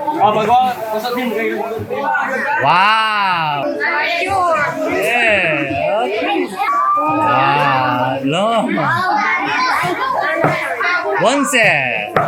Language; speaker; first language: English; non-native, learner; Korean